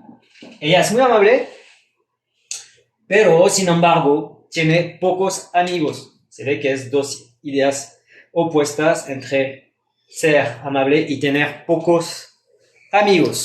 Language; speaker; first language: Spanish; non-native, fluent; French